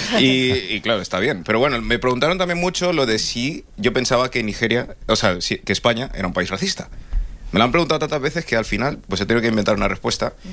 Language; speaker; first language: Spanish; early bilingual, other home language; English